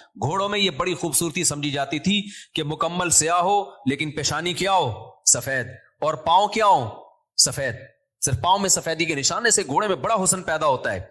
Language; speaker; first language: Urdu; native; Urdu